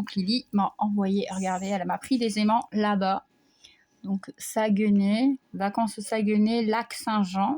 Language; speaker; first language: French; native; French